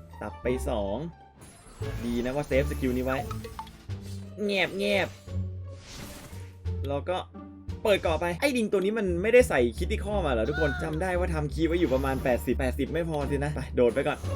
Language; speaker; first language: Thai; native; Thai